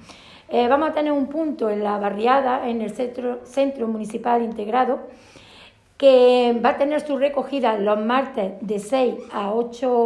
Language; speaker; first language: Spanish; native; Spanish